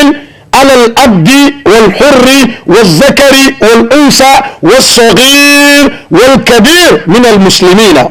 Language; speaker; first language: Arabic; non-native, fluent; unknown